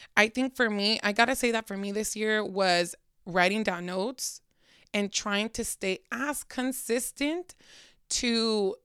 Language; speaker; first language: English; early bilingual, other home language; Spanish